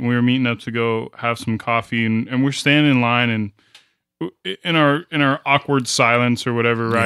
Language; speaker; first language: English; native; English